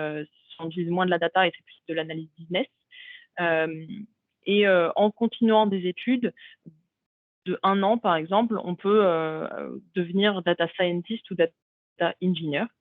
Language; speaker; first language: French; native; French